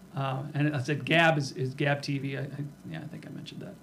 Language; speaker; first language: English; native; English